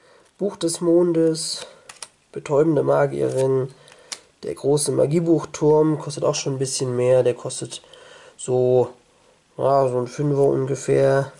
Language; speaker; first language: German; native; German